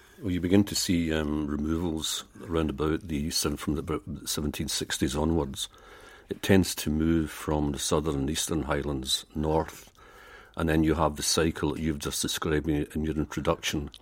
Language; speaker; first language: English; native; English